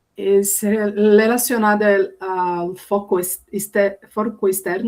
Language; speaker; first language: Spanish; non-native, learner; Portuguese